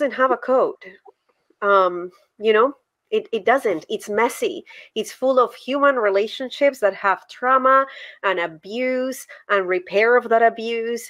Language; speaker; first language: English; non-native, fluent; Spanish